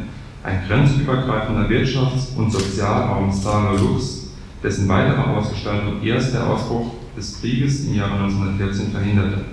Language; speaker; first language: German; native; German